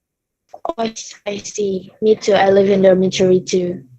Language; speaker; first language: English; non-native, learner; Indonesian